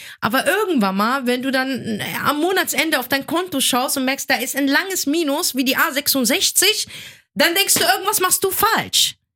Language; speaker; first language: German; early bilingual, other home language; Arabic